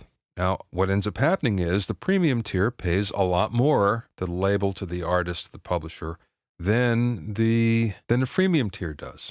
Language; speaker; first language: English; native; English